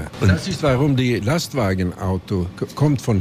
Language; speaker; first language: German; non-native, learner; Swedish